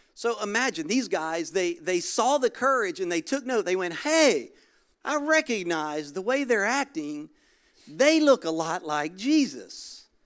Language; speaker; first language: English; native; English